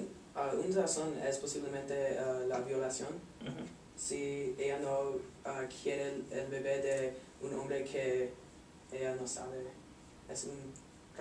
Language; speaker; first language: Spanish; non-native, learner; English